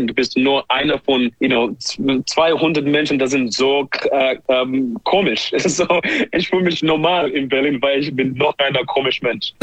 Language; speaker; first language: German; non-native, learner; English